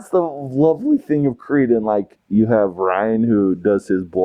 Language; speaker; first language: English; native; English